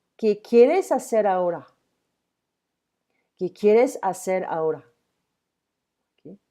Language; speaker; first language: Spanish; non-native, fluent; French